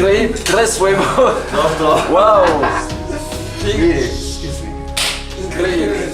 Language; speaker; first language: Spanish; non-native, fluent; French